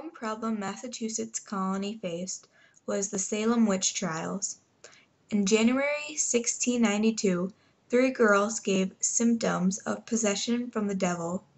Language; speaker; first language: English; native; English